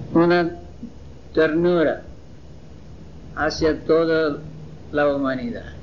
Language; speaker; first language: Spanish; non-native, fluent; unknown